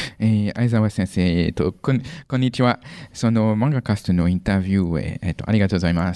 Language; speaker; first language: Japanese; non-native, fluent; French